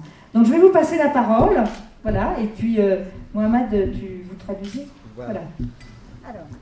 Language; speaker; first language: French; native; French